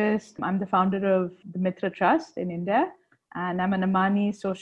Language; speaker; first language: English; non-native, local second language; Tamil